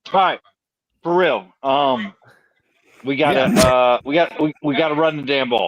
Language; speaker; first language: English; native; English